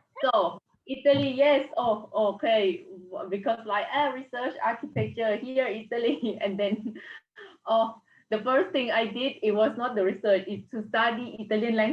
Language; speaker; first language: English; non-native, fluent; Thai